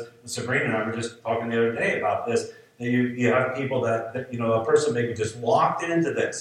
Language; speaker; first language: English; native; English